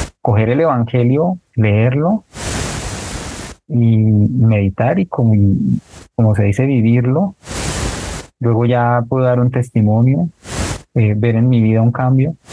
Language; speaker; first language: Spanish; native; Spanish